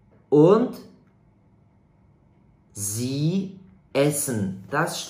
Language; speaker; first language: German; non-native, fluent; Serbian